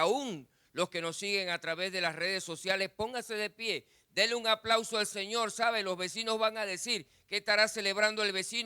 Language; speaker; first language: Spanish; native; Spanish